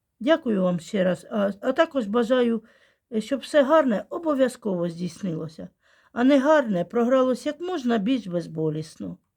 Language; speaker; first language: Ukrainian; non-native, local second language; Russian